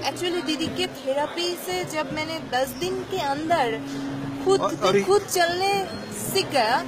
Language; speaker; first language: Hindi; non-native, learner; Bangla